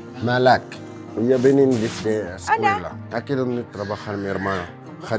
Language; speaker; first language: Spanish; non-native, learner; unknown